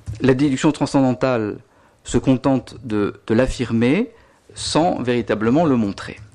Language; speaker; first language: French; native; French